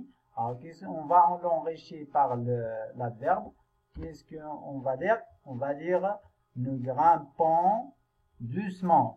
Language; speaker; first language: French; non-native, local second language; Arabic